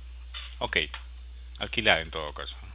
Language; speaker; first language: Spanish; native; Spanish